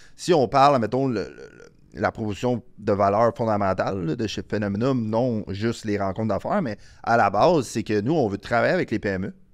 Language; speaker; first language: French; native; French